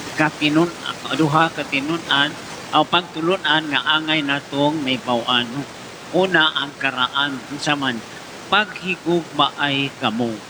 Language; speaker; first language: Cebuano; native; Cebuano